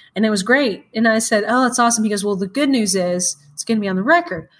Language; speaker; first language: English; native; English